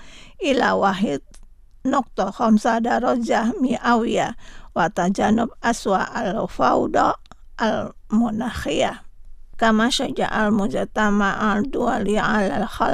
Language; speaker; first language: Arabic; non-native, fluent; Indonesian